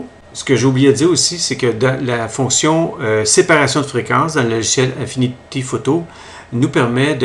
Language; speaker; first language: French; native; French